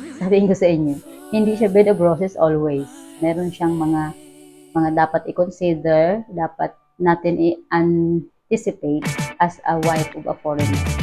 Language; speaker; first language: Filipino; native; Filipino